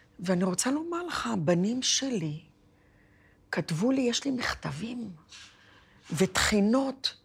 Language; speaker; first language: Hebrew; early bilingual, other home language; Arabic